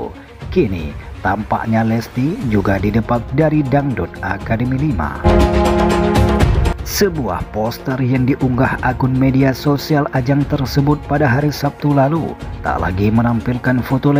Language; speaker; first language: Indonesian; native; Indonesian